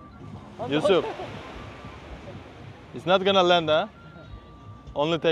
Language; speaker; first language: English; non-native, fluent; Turkish